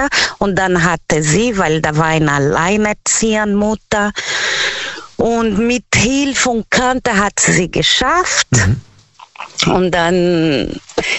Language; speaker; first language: German; non-native, learner; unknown